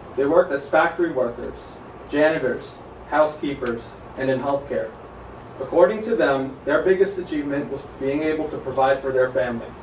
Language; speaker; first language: English; native; English